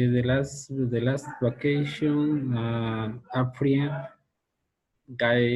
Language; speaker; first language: English; non-native, learner; Spanish